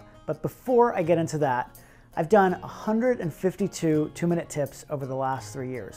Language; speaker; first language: English; native; English